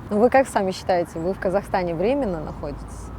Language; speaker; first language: Russian; native; Russian